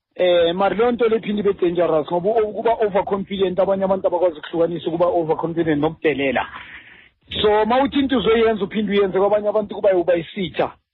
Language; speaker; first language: Zulu; native; Zulu